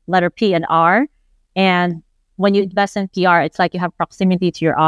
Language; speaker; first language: English; non-native, local second language; Filipino